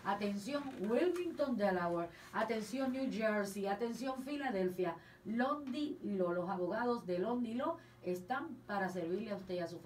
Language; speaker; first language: Spanish; native; Spanish